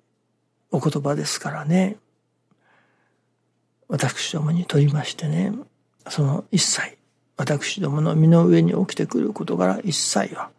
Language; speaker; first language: Japanese; native; Japanese